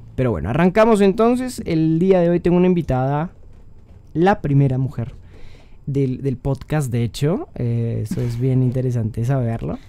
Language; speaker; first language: Spanish; native; Spanish